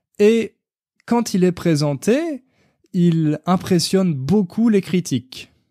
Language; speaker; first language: French; native; French